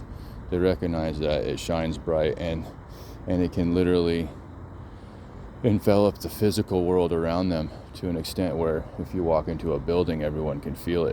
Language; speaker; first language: English; native; English